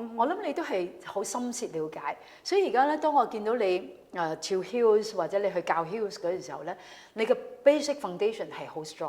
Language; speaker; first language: Cantonese; native; Cantonese